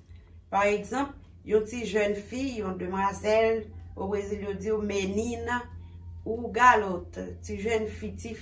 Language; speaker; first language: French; non-native, local second language; Haitian Creole